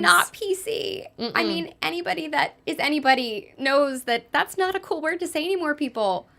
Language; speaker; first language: English; native; English